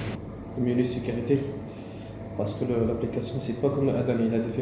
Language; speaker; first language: French; non-native, learner; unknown